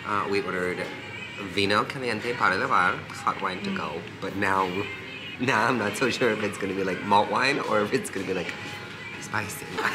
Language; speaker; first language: English; non-native, learner; Spanish